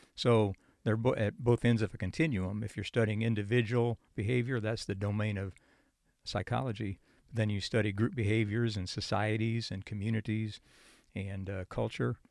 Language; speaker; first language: English; native; English